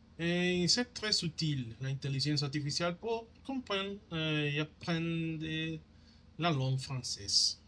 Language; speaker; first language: French; non-native, learner; Spanish